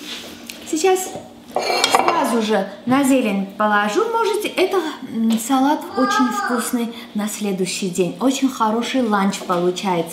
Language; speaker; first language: Russian; non-native, local second language; Armenian